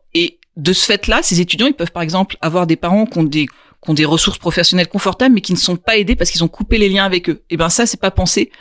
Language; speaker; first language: French; native; French